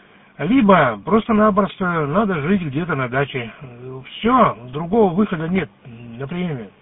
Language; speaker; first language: Russian; native; Russian